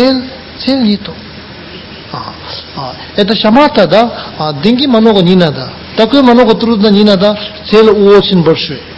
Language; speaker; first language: Russian; non-native, learner; Tibetan